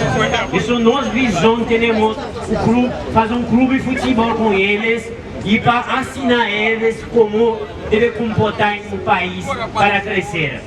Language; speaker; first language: Portuguese; non-native, learner; Haitian Creole